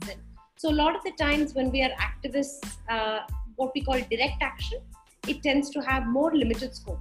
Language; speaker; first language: English; non-native, local second language; Hindi